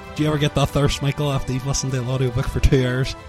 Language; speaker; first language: English; native; English